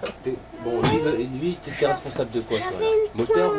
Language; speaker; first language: French; native; French